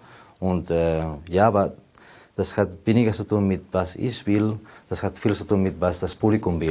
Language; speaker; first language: German; non-native, learner; Spanish